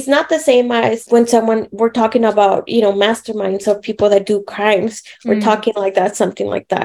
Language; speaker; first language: English; native; English